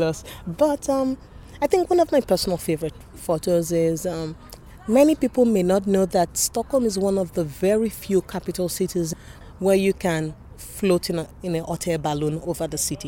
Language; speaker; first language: English; non-native, local second language; Yoruba